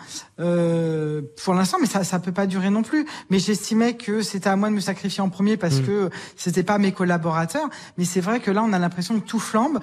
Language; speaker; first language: French; native; French